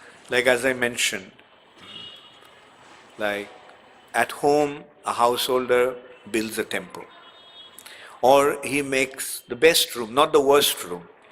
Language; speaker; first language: English; non-native, local second language; Bangla